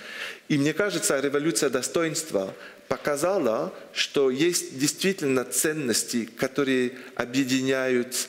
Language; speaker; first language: Russian; non-native, fluent; French